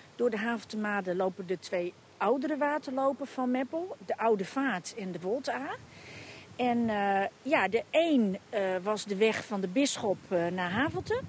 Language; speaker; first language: Dutch; native; Dutch